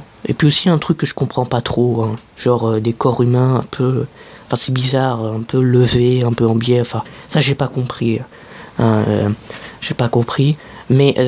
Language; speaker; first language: French; native; French